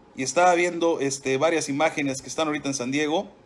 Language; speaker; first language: Spanish; native; Spanish